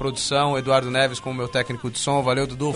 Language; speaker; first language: Portuguese; native; Portuguese